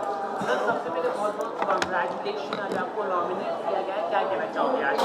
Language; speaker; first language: Hindi; native; Hindi